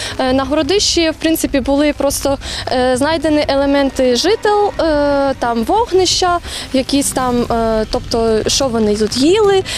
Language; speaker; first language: Ukrainian; native; Ukrainian